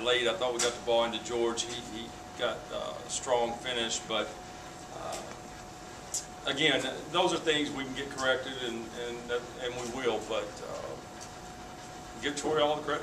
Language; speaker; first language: English; native; English